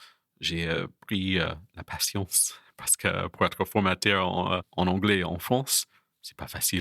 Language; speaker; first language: French; non-native, fluent; English